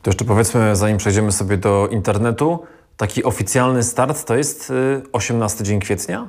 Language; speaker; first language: Polish; native; Polish